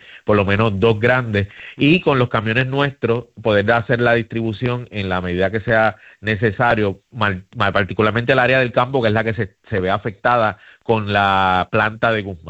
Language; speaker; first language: Spanish; native; Spanish